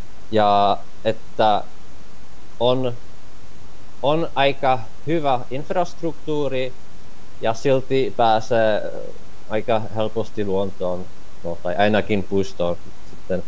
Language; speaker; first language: Finnish; non-native, fluent; Czech